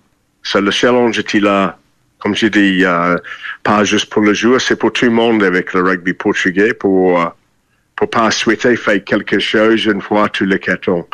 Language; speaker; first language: French; non-native, fluent; English